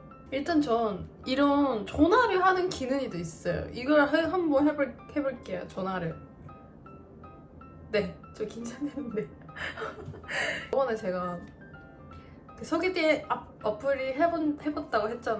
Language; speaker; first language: Korean; non-native, fluent; Japanese